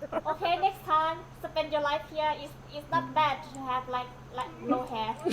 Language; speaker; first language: English; non-native, learner; Thai